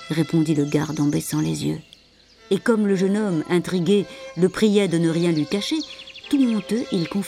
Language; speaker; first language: French; native; French